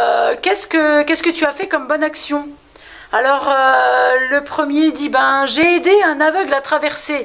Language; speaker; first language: French; native; French